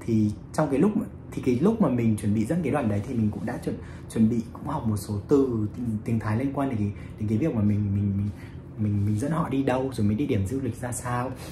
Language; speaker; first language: Vietnamese; native; Vietnamese